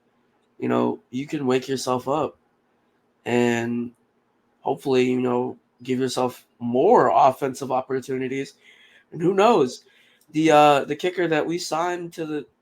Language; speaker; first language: English; native; English